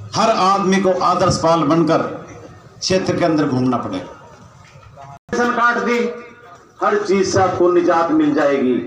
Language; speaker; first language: Hindi; native; Hindi